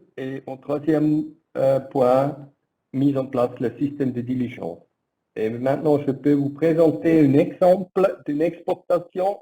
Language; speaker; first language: French; non-native, learner; German